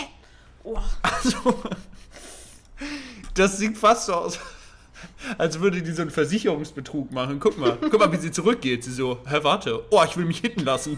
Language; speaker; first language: German; native; German